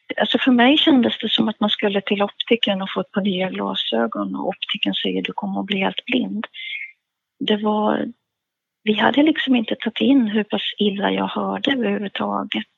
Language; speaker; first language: Swedish; native; Swedish